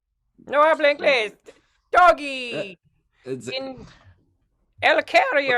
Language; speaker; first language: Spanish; non-native, learner; English